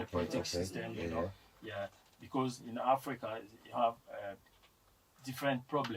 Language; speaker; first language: English; non-native, learner; French